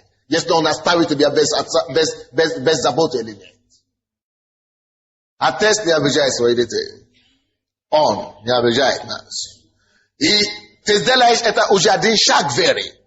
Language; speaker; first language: Russian; non-native, fluent; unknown